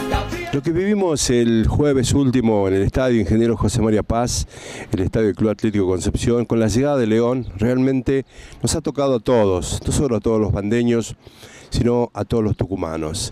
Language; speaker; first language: Spanish; native; Spanish